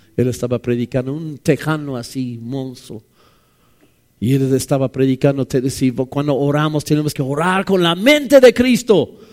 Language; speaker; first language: Spanish; non-native, fluent; English